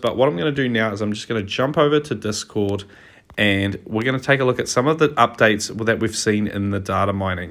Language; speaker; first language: English; native; English